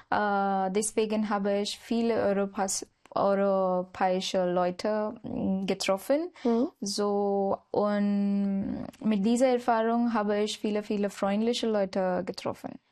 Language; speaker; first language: German; non-native, learner; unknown